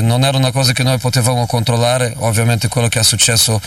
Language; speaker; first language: Italian; non-native, fluent; Portuguese